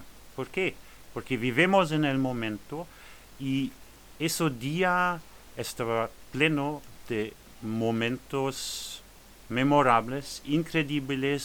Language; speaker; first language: Spanish; non-native, learner; French